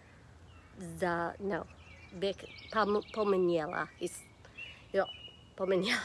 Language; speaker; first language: Czech; non-native, learner; English